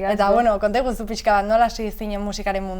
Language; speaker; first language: Basque; native; Basque